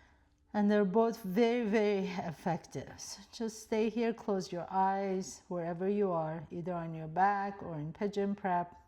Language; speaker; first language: English; native; English